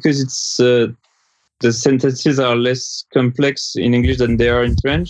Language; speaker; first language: English; non-native, fluent; French